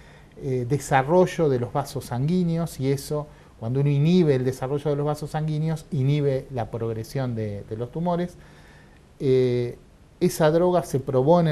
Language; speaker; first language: Spanish; native; Spanish